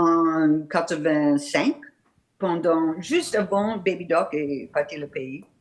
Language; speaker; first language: French; non-native, learner; English